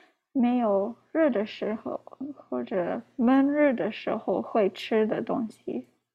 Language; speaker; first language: Chinese; non-native, learner; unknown